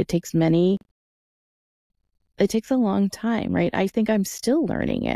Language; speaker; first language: English; native; English